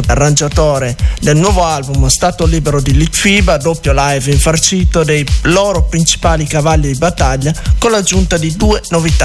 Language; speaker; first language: Italian; native; Italian